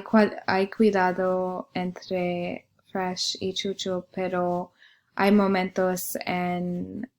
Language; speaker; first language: Spanish; non-native, learner; English